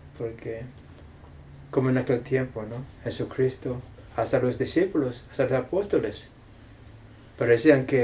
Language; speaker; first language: Spanish; non-native, fluent; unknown